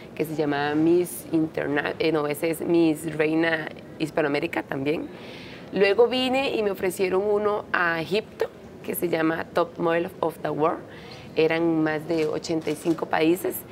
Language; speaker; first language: Spanish; native; Spanish